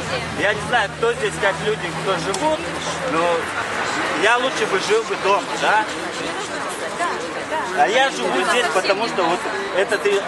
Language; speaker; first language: Russian; non-native, local second language; Chechen